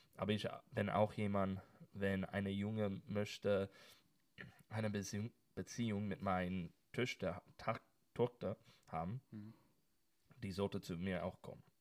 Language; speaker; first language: German; non-native, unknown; English